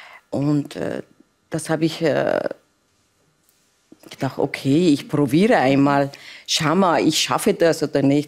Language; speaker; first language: German; non-native, learner; Persian